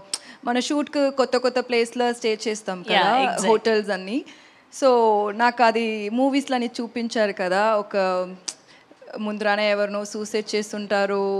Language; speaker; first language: Telugu; non-native, learner; Tamil